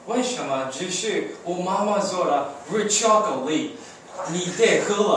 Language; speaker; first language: Chinese; non-native, learner; English